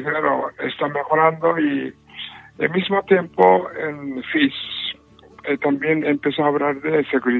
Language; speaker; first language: Spanish; non-native, fluent; Japanese